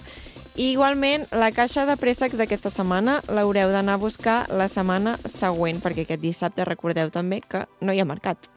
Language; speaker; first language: Catalan; native; Catalan